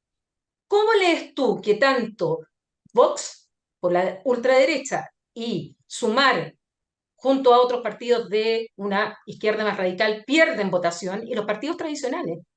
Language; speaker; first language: Spanish; native; Spanish